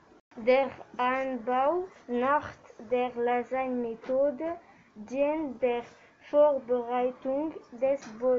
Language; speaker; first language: German; non-native, learner; French